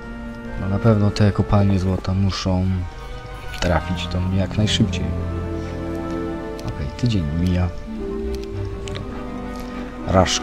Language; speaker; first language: Polish; native; Polish